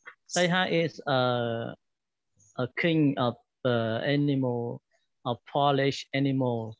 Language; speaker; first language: English; non-native, learner; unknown